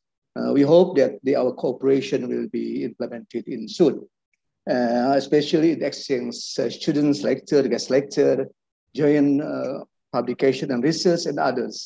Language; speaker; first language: English; non-native, fluent; Indonesian